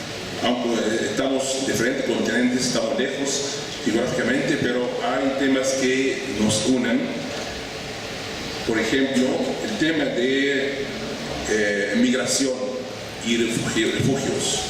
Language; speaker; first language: Spanish; non-native, fluent; Arabic